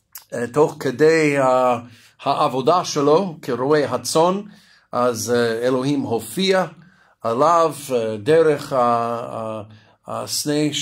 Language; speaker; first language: Hebrew; non-native, fluent; English